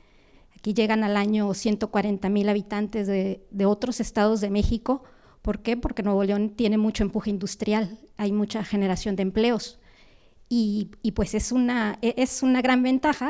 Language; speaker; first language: Spanish; native; Spanish